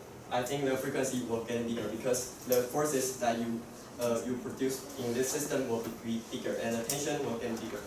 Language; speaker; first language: English; non-native, fluent; Chinese